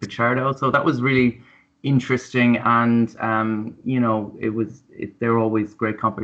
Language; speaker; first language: English; native; English